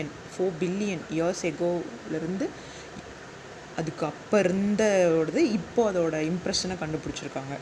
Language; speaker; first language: Tamil; native; Tamil